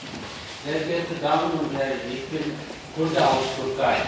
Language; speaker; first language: German; non-native, learner; Kurdish